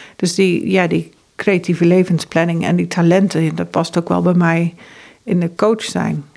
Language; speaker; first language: Dutch; early bilingual, heritage; Dutch